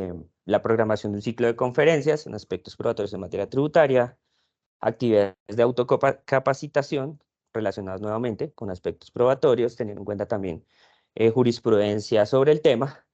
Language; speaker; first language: Spanish; native; Spanish